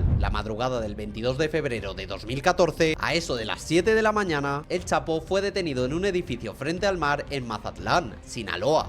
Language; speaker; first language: Spanish; native; Spanish